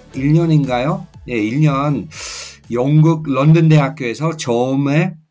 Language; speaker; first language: Korean; non-native, fluent; English